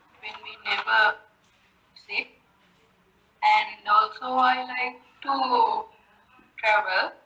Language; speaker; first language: English; non-native, learner; Sinhala